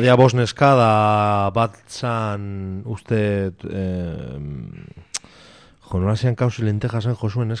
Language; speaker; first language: Basque; native; Basque